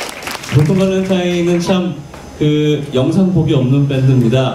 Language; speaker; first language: Korean; native; Korean